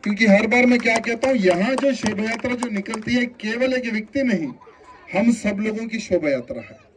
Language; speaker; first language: Hindi; non-native, local second language; Telugu